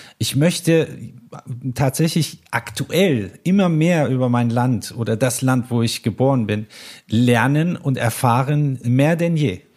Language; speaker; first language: German; early bilingual, other home language; Persian